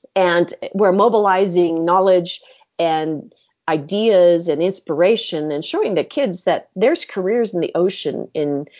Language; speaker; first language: English; native; English